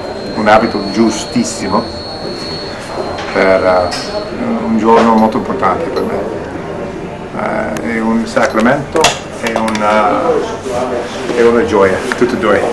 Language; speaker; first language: Italian; non-native, learner; English